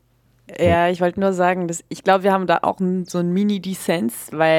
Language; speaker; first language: German; native; German